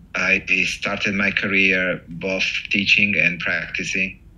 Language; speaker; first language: English; non-native, fluent; Italian